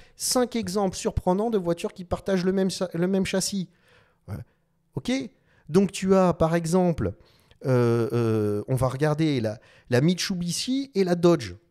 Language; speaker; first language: French; non-native, local second language; Arabic